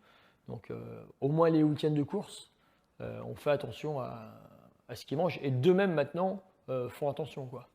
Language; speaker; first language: French; native; French